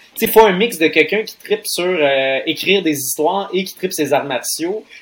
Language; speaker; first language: French; native; French